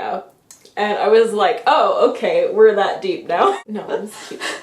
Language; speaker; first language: English; native; English